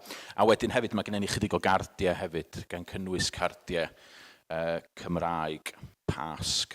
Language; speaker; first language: Welsh; native; Welsh